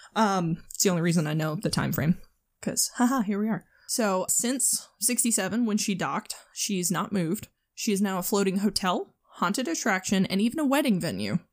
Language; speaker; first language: English; native; English